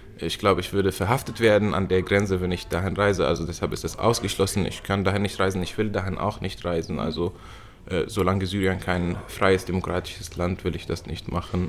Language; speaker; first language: German; non-native, fluent; Arabic